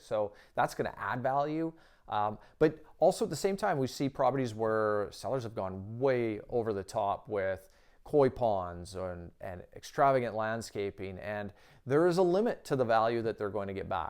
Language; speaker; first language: English; native; English